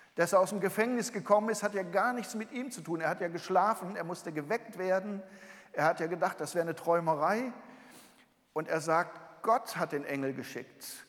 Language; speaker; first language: German; native; German